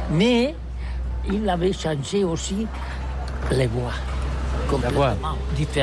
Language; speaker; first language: French; non-native, learner; Catalan